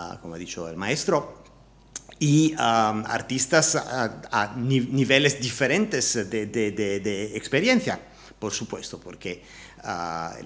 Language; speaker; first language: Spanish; non-native, learner; Italian